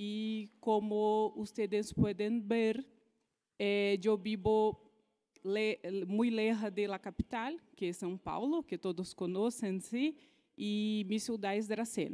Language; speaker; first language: Spanish; non-native, fluent; Portuguese